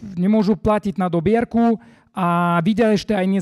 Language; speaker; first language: Slovak; non-native, fluent; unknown